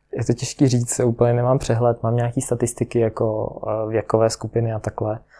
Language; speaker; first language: Czech; non-native, fluent; Ukrainian